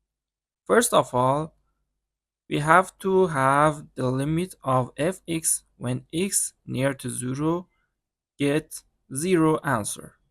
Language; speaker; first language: English; non-native, learner; Persian